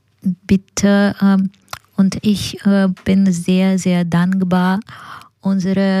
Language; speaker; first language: German; non-native, learner; Ukrainian